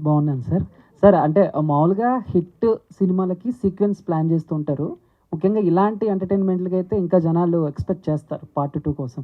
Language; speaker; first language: Telugu; native; Telugu